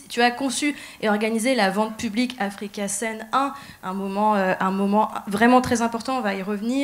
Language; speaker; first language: French; native; French